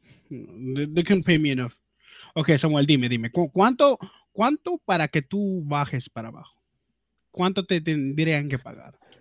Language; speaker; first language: Spanish; early bilingual, heritage; Spanish